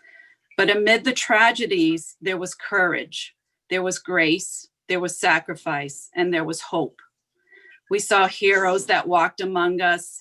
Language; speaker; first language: English; native; English